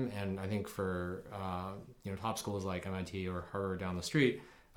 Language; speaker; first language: English; early bilingual, other home language; Chinese